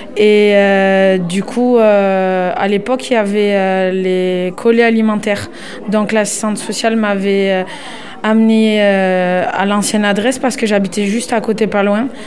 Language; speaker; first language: French; native; French